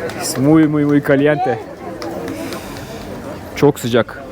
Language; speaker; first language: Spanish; non-native, learner; Turkish